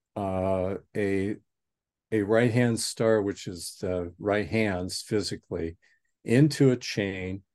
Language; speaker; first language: English; native; English